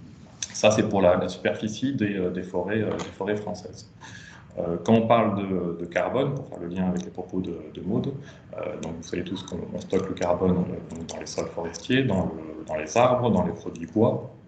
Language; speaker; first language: French; native; French